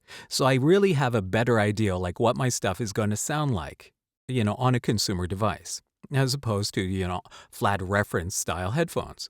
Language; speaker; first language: English; native; English